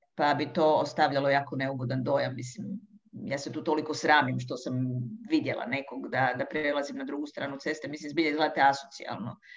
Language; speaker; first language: Croatian; native; Croatian